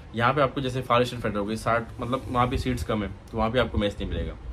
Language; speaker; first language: Hindi; non-native, local second language; Marathi